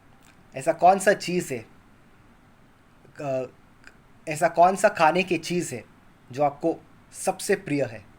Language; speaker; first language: Hindi; non-native, local second language; Kannada